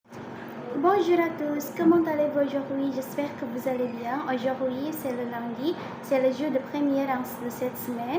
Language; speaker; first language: French; non-native, learner; Indonesian